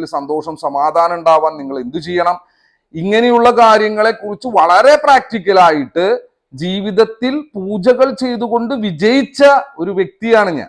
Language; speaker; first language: Malayalam; native; Malayalam